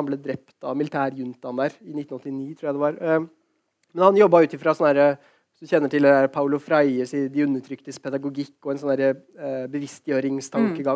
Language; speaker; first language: Norwegian; native; Norwegian